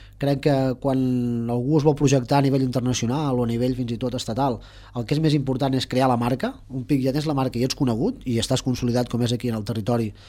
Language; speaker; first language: Catalan; native; Catalan